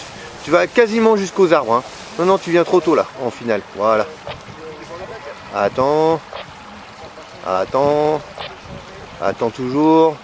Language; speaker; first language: French; native; French